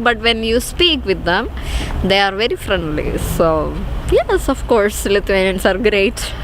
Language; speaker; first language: English; non-native, fluent; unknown